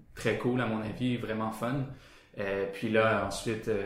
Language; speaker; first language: French; native; French